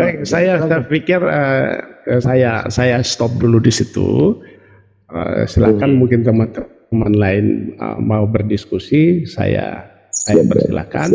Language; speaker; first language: Indonesian; native; Indonesian